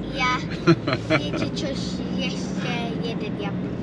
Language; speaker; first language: Polish; non-native, learner; English